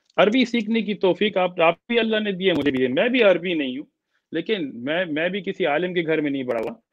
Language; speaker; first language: Urdu; early bilingual, heritage; Urdu